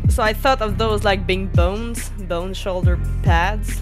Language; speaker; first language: English; non-native, fluent; French